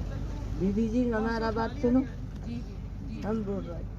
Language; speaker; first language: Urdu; non-native, local second language; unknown